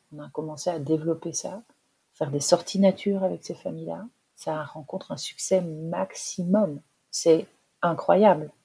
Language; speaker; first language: French; native; French